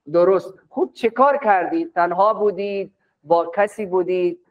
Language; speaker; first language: Persian; non-native, fluent; Urdu